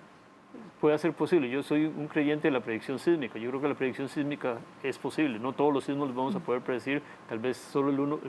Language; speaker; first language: Spanish; native; Spanish